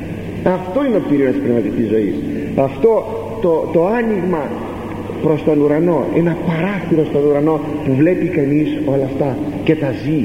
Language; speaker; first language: Greek; native; Greek